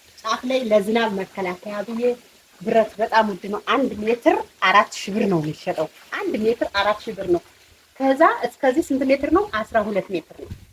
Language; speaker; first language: Amharic; native; Amharic